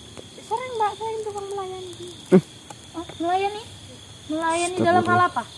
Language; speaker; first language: Indonesian; native; Indonesian